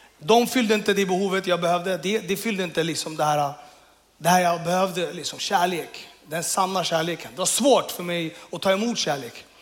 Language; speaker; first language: Swedish; early bilingual, other home language; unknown